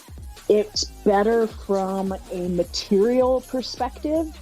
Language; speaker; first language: English; native; English